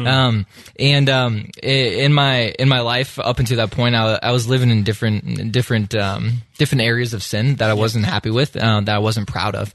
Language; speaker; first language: English; native; English